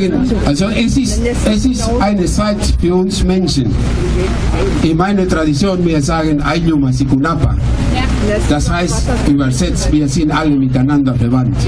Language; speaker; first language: German; non-native, fluent; Spanish